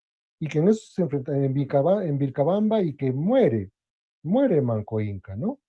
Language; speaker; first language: Spanish; native; Spanish